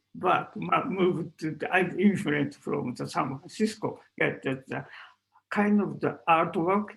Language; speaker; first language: English; non-native, learner; Japanese